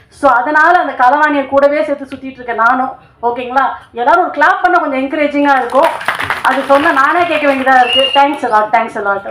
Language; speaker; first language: Tamil; non-native, local second language; Telugu